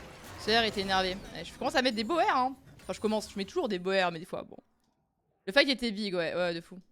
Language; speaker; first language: French; native; French